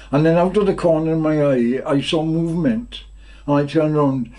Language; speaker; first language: English; native; English